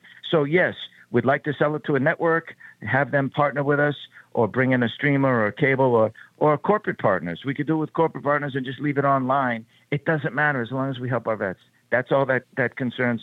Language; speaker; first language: English; native; English